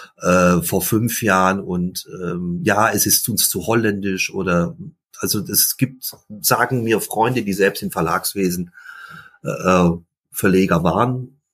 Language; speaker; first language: German; early bilingual, other home language; Dutch